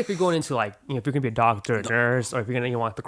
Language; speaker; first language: English; native; English